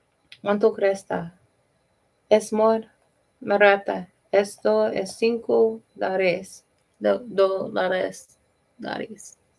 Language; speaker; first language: Spanish; non-native, learner; English